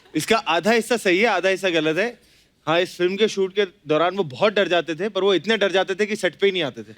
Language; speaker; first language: Hindi; native; Hindi